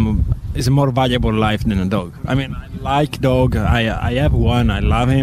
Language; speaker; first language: English; non-native, fluent; Italian